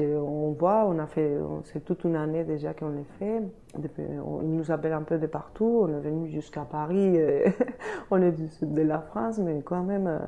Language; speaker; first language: French; non-native, fluent; Spanish